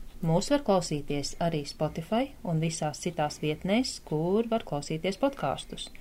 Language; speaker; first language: Latvian; native; Latvian